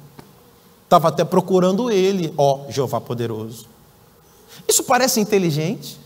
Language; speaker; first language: Portuguese; native; Portuguese